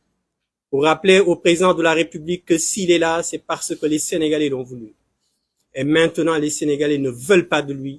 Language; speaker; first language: French; non-native, local second language; Wolof